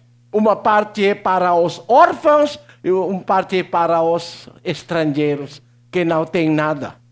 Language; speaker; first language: Portuguese; non-native, learner; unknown